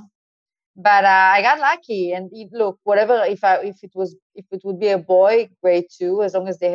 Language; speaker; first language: English; non-native, fluent; Hebrew